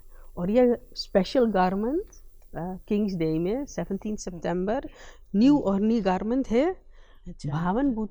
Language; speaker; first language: Hindi; early bilingual, heritage; Dutch